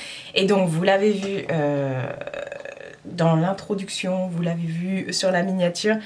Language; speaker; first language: French; native; French